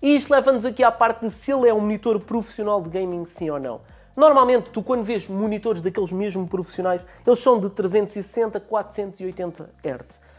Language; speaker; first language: Portuguese; native; Portuguese